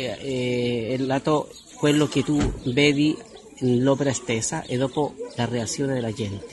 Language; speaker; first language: Italian; non-native, fluent; Spanish